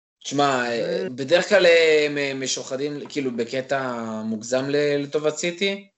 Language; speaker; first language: Hebrew; native; Hebrew